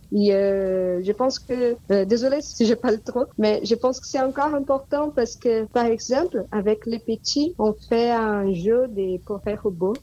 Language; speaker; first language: French; non-native, fluent; Portuguese